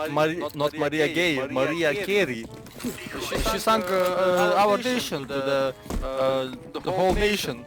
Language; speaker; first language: English; non-native, learner; Lithuanian